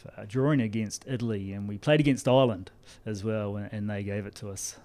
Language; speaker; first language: English; native; English